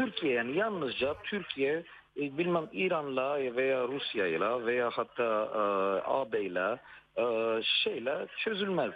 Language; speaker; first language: Turkish; non-native, fluent; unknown